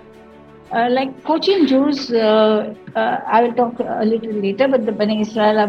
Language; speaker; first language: English; non-native, local second language; Marathi